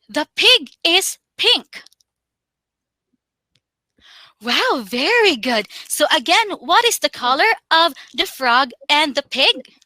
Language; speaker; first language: English; non-native, local second language; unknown